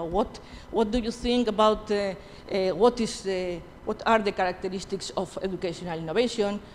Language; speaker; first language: English; non-native, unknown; Spanish